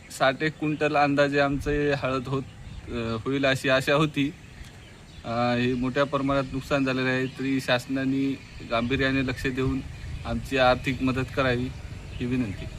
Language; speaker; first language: Marathi; native; Marathi